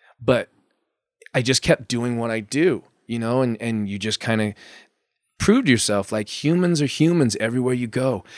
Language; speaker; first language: English; native; English